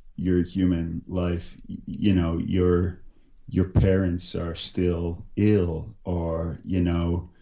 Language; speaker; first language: English; native; English